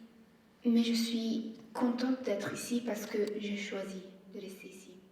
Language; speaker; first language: French; non-native, fluent; Italian